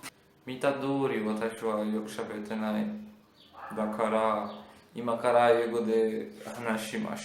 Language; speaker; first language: Japanese; non-native, learner; Portuguese